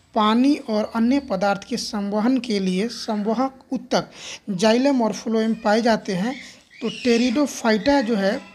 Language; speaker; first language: Hindi; native; Hindi